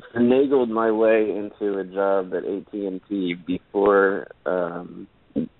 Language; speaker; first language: English; native; English